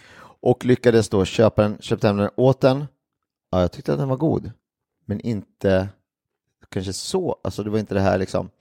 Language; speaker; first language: Swedish; native; Swedish